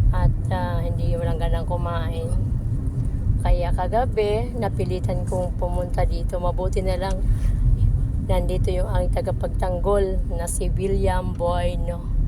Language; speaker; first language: Filipino; non-native, local second language; Cebuano